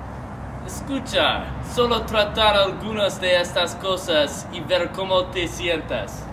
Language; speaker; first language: Spanish; non-native, learner; English